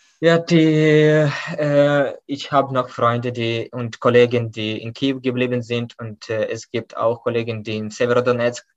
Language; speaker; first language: German; non-native, fluent; Ukrainian